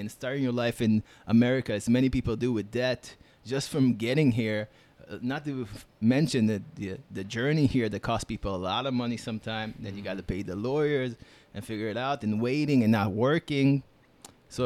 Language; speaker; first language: English; non-native, fluent; Hebrew